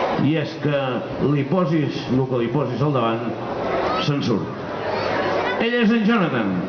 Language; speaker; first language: Catalan; native; Catalan